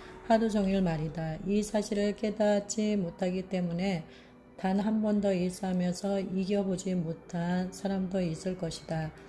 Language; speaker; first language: Korean; native; Korean